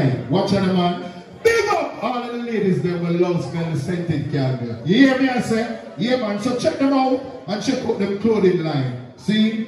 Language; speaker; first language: English; native; English